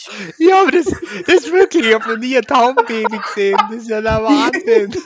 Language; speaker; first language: German; native; German